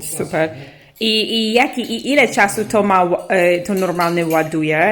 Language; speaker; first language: Polish; non-native, learner; English